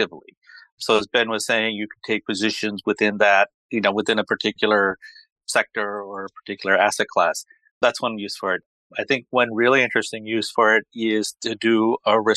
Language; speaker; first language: English; native; English